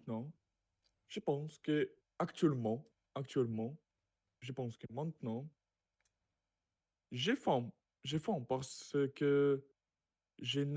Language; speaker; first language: French; non-native, learner; Russian